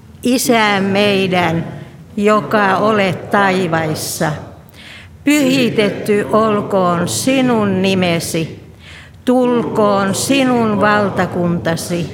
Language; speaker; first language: Finnish; native; Finnish